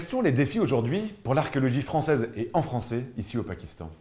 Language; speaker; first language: French; native; French